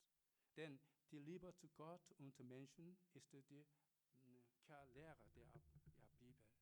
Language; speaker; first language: German; non-native, learner; Korean